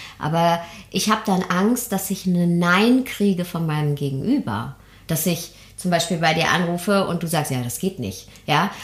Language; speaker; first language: German; early bilingual, other home language; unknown